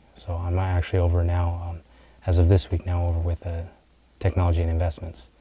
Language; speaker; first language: English; native; English